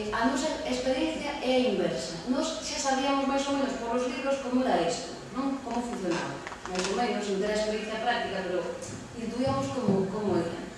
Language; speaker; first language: Galician; native; Galician